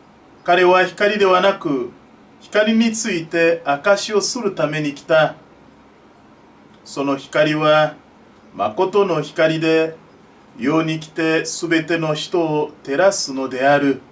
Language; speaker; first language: Japanese; non-native, fluent; French